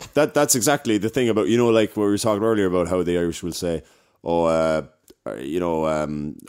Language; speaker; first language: English; native; English